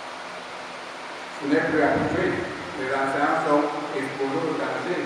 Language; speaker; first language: French; non-native, local second language; Basaa